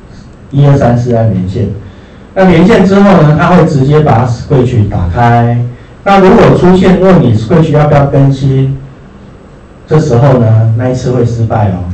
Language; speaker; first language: Chinese; native; Chinese